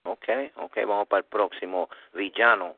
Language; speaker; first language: Spanish; early bilingual, heritage; Spanish